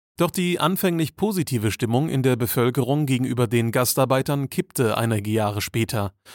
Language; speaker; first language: German; native; German